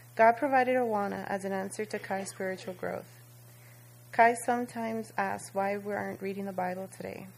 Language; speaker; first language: English; non-native, fluent; Spanish